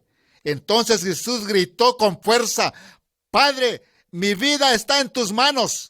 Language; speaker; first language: Spanish; native; Spanish